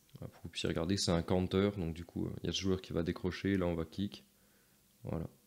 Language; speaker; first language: French; native; French